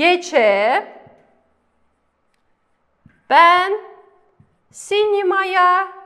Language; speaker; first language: Turkish; non-native, fluent; Kazakh